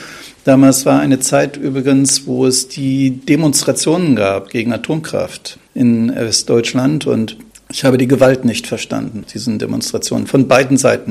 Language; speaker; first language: German; native; German